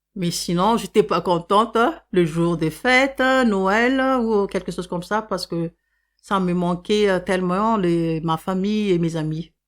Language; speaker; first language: French; non-native, local second language; Malagasy